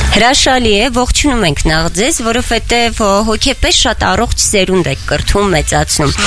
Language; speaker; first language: Armenian; native; Armenian